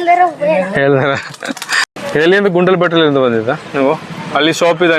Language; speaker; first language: Kannada; non-native, learner; Malayalam